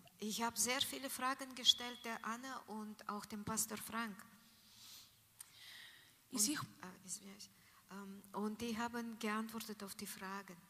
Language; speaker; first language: German; non-native, learner; Russian